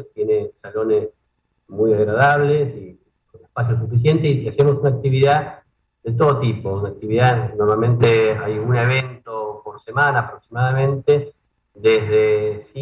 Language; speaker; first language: Spanish; native; Spanish